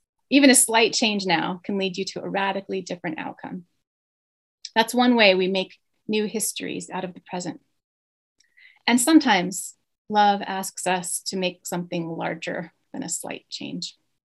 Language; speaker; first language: English; native; English